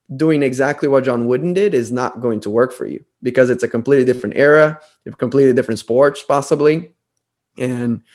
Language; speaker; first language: English; non-native, fluent; Portuguese